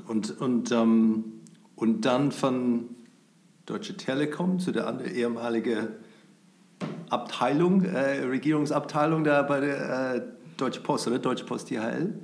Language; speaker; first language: German; non-native, fluent; English